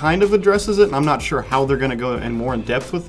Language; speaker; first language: English; native; English